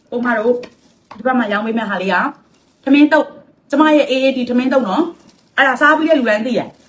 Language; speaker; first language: Burmese; non-native, local second language; Kachin